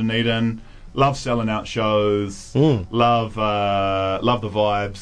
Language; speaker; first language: English; native; English